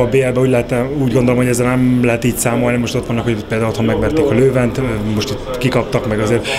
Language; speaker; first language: Hungarian; native; Hungarian